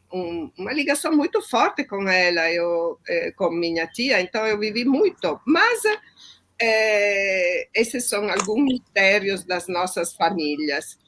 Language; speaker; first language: Portuguese; non-native, fluent; Italian